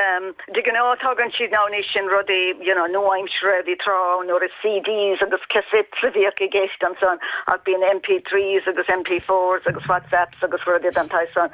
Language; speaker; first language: Irish; non-native, local second language; English